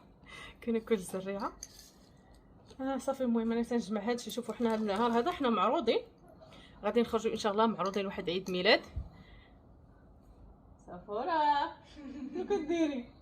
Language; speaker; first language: Arabic; native; Arabic